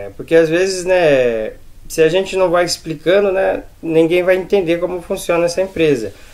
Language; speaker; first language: Portuguese; native; Portuguese